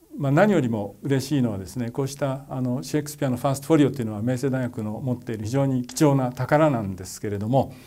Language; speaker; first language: Japanese; native; Japanese